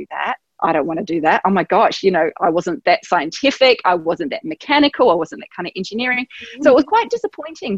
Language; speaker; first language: English; native; English